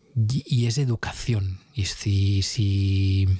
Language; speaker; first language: Spanish; native; Spanish